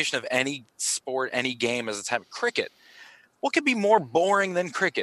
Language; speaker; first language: English; native; English